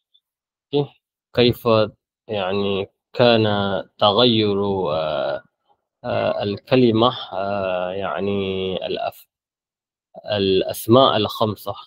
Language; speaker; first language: Arabic; non-native, fluent; Malay